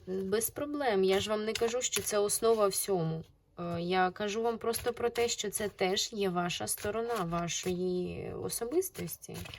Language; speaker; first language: Ukrainian; non-native, local second language; Russian